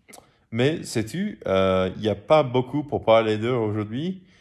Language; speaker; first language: French; non-native, learner; English